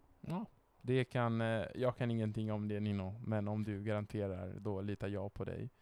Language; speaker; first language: Swedish; non-native, fluent; Italian